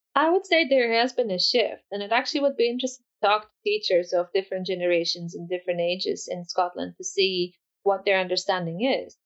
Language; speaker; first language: English; non-native, fluent; Polish